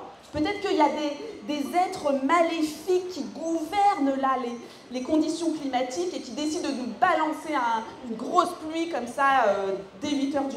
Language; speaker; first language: French; native; French